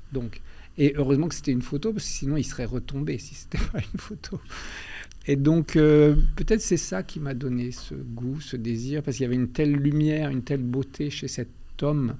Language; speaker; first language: French; early bilingual, other home language; Albanian